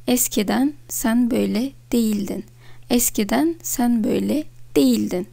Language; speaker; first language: Turkish; non-native, fluent; Russian